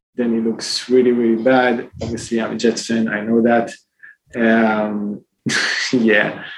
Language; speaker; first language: English; non-native, fluent; Hebrew